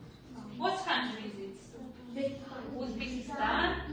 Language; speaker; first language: English; non-native, learner; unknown